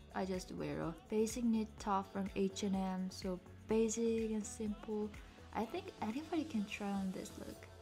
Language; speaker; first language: English; non-native, fluent; Korean